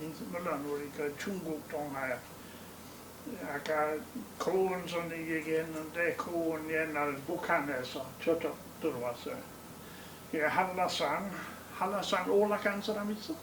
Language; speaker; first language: Korean; non-native, learner; English